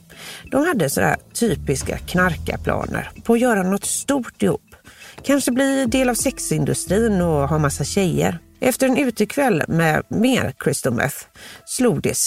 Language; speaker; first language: Swedish; native; Swedish